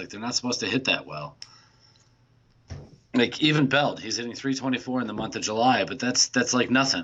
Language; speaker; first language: English; native; English